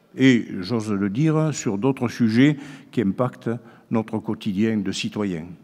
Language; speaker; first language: French; native; French